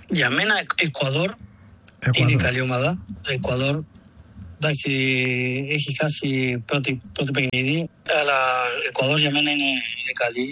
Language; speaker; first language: Greek; non-native, learner; Spanish